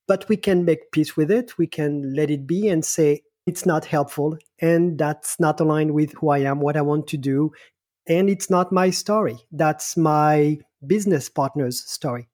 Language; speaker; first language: English; non-native, fluent; French